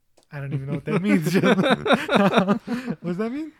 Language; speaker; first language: English; early bilingual, other home language; Spanish